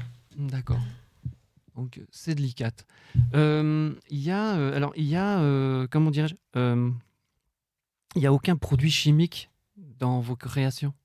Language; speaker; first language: French; native; French